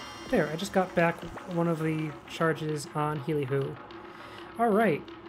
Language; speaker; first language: English; native; English